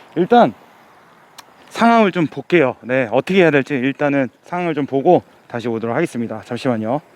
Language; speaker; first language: Korean; native; Korean